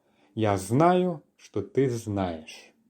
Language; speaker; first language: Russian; non-native, fluent; English